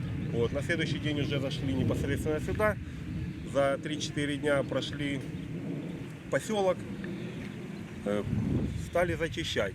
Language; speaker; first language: Russian; native; Russian